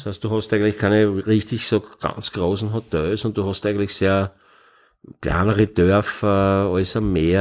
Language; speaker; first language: German; native; German